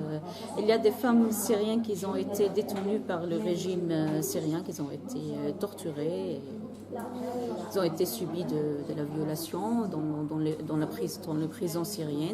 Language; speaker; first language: French; non-native, fluent; Arabic